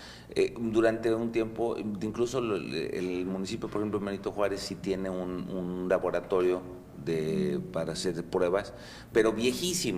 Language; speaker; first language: Spanish; native; Spanish